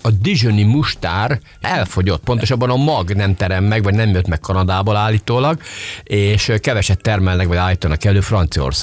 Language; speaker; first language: Hungarian; native; Hungarian